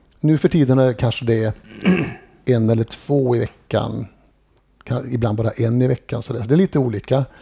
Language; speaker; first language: Swedish; native; Swedish